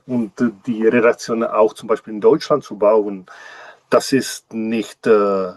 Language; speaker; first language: German; non-native, learner; Czech